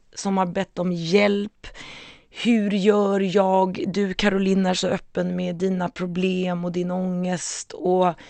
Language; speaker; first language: Swedish; native; Swedish